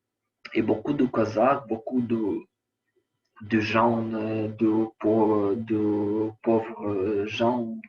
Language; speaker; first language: French; non-native, learner; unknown